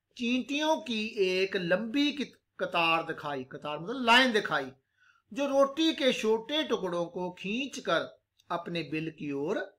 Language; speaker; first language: Hindi; non-native, local second language; Punjabi